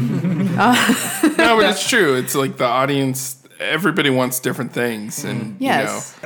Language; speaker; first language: English; native; English